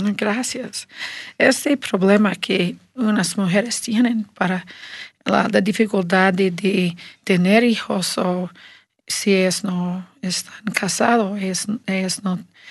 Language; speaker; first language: Spanish; non-native, learner; English